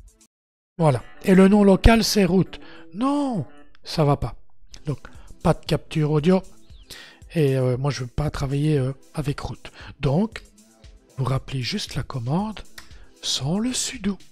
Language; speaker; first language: French; native; French